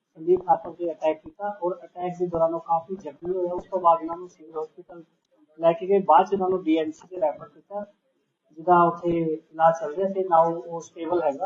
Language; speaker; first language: Hindi; non-native, local second language; Punjabi